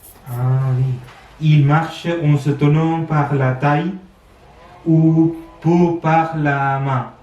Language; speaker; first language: French; non-native, learner; Sinhala